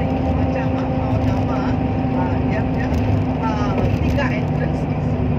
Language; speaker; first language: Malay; non-native, local second language; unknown